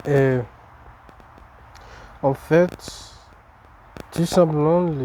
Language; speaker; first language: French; non-native, learner; English